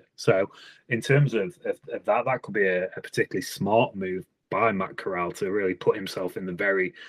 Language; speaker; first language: English; native; English